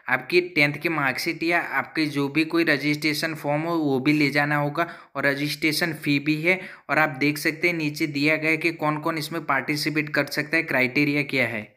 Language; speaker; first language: Hindi; non-native, local second language; Gujarati